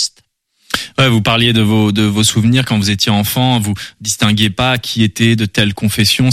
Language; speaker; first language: French; native; French